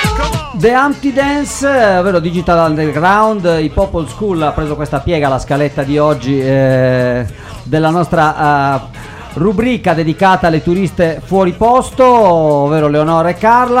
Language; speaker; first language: Italian; native; Italian